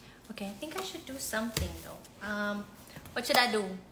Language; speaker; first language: English; non-native, local second language; Filipino